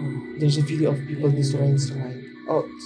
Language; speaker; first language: English; non-native, learner; Indonesian